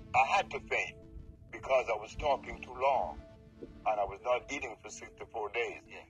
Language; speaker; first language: English; non-native, fluent; Spanish